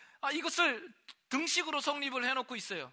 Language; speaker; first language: Korean; native; Korean